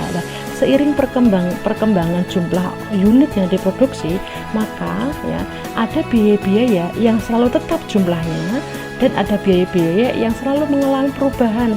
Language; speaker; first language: Indonesian; native; Indonesian